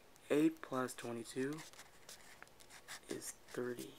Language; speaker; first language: English; native; English